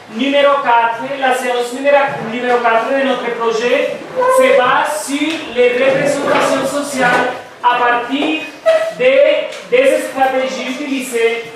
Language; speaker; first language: French; non-native, fluent; Spanish